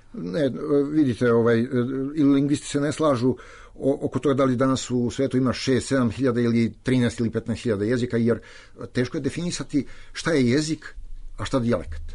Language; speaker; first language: Serbian; native; Serbian